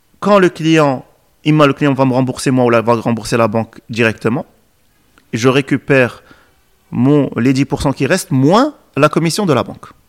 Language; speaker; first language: French; non-native, local second language; Arabic